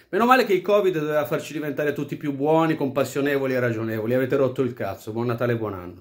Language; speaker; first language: Italian; native; Italian